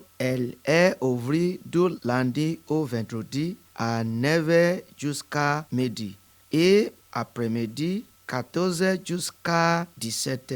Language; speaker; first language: French; non-native, learner; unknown